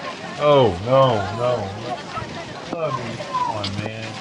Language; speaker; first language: English; native; English